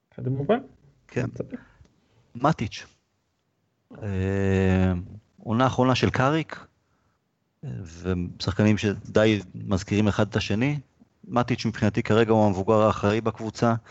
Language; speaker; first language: Hebrew; native; Hebrew